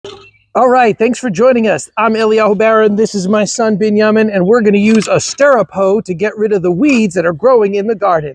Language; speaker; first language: English; native; English